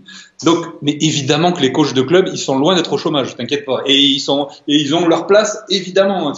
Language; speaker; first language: French; native; French